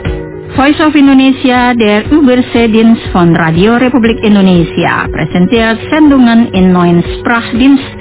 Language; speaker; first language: German; non-native, fluent; Indonesian